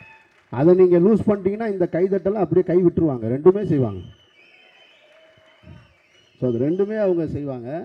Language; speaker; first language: Tamil; native; Tamil